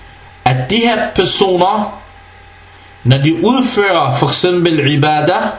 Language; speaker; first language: Danish; early bilingual, other home language; Arabic